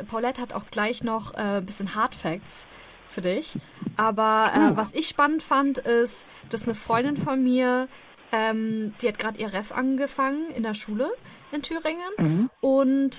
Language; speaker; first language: German; native; German